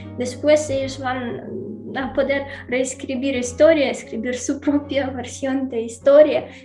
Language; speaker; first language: Spanish; non-native, fluent; Ukrainian